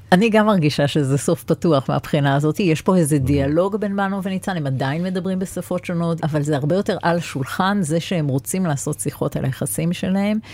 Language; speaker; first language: Hebrew; native; Hebrew